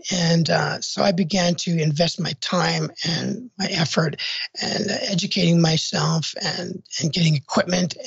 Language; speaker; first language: English; native; English